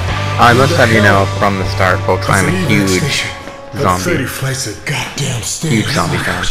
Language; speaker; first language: English; native; English